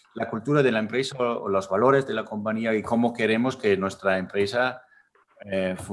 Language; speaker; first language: Spanish; non-native, fluent; German